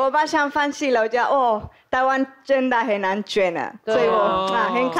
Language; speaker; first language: Chinese; non-native, fluent; Spanish